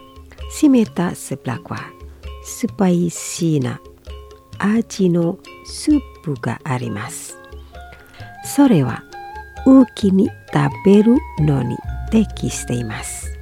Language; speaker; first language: Japanese; non-native, fluent; Indonesian